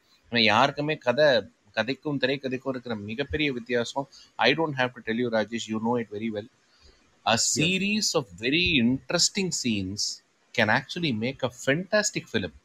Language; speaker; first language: Tamil; native; Tamil